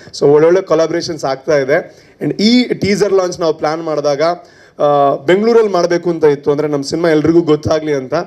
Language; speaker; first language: Kannada; non-native, local second language; Tulu